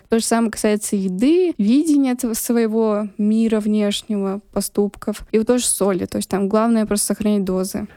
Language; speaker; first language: Russian; non-native, local second language; Lezghian